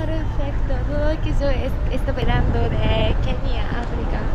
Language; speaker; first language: Spanish; non-native, learner; Japanese